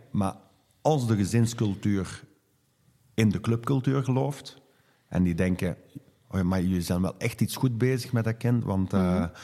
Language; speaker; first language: Dutch; native; Dutch